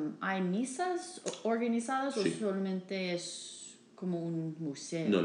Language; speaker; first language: Spanish; non-native, learner; English